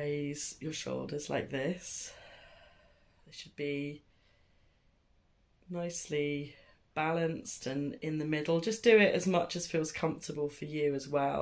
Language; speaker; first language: English; native; English